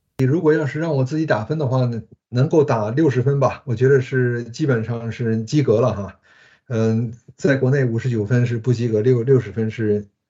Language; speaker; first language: Chinese; early bilingual, other home language; Japanese